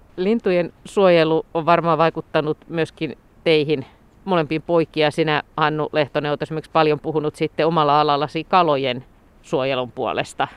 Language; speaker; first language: Finnish; native; Finnish